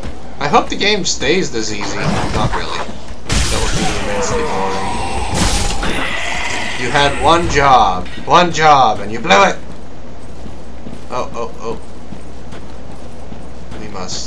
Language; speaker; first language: English; native; English